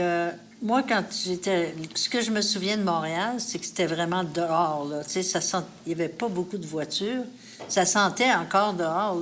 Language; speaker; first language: French; native; French